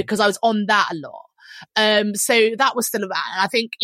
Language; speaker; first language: English; native; English